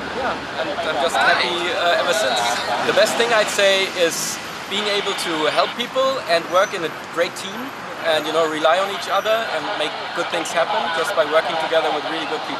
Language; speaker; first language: English; non-native, fluent; German